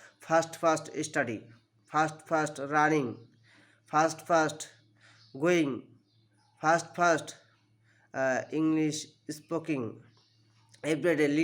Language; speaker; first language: English; non-native, learner; Bangla